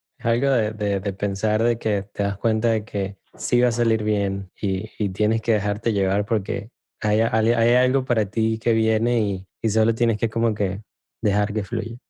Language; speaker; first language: Spanish; native; Spanish